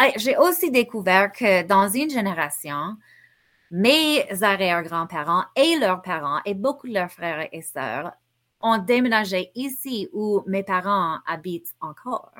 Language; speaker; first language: French; non-native, fluent; English